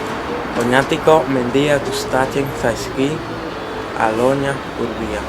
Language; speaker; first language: Basque; non-native, learner; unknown